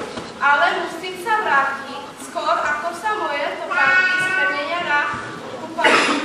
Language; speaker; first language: Czech; non-native, learner; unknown